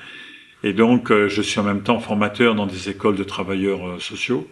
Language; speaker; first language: French; native; French